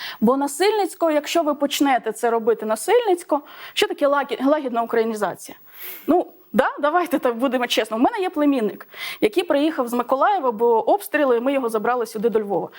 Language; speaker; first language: Ukrainian; non-native, local second language; Russian